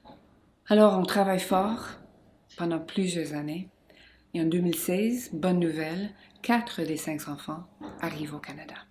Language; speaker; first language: French; non-native, local second language; English